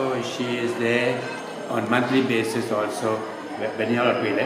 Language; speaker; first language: English; non-native, fluent; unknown